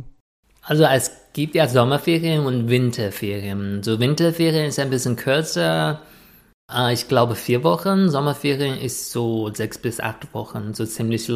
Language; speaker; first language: German; non-native, fluent; Chinese